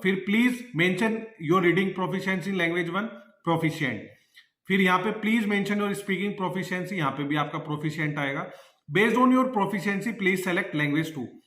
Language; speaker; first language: Hindi; native; Hindi